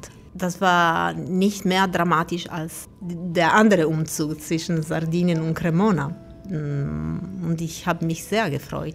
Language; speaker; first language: German; non-native, fluent; Italian